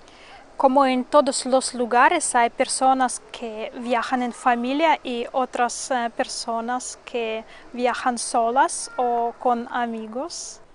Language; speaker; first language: Spanish; non-native, fluent; Russian